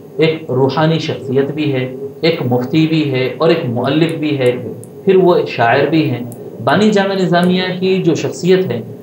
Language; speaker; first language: Urdu; native; Urdu